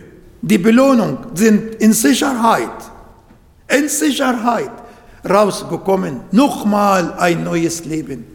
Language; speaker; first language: German; non-native, learner; Arabic